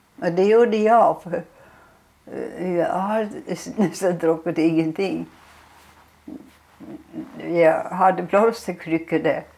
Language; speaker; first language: Swedish; non-native, fluent; German